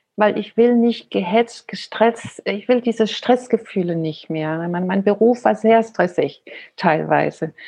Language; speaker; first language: German; non-native, fluent; Danish